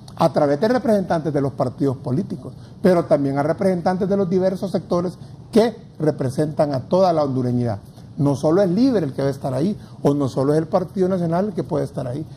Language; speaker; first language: Spanish; native; Spanish